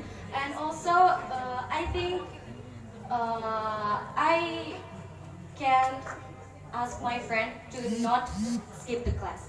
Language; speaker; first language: English; non-native, learner; Indonesian